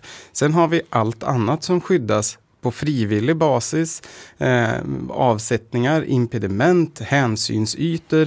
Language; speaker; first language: Swedish; native; Swedish